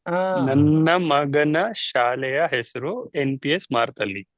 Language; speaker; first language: Kannada; non-native, learner; Telugu